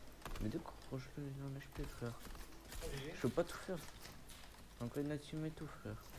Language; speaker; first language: French; native; French